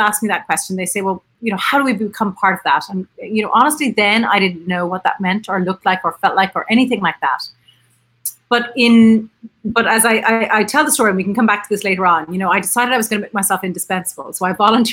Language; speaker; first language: English; native; English